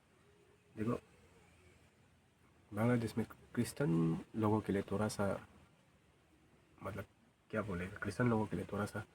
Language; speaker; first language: Hindi; non-native, local second language; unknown